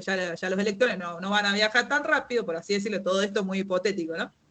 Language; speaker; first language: Spanish; native; Spanish